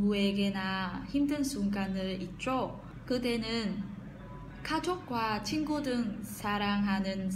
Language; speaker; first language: Korean; non-native, fluent; Vietnamese